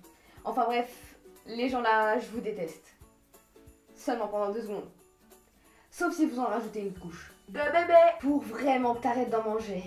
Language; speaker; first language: French; native; French